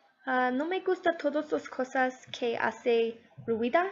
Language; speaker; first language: Spanish; non-native, learner; English